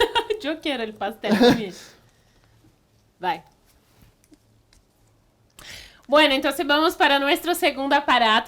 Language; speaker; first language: Spanish; non-native, fluent; Portuguese